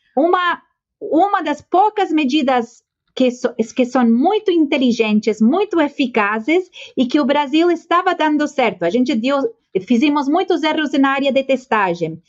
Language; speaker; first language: Portuguese; non-native, fluent; Spanish